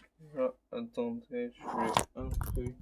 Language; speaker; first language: French; native; French